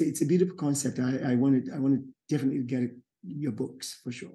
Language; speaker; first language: English; non-native, local second language; Yoruba